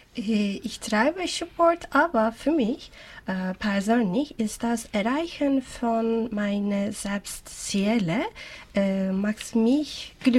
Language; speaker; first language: German; non-native, learner; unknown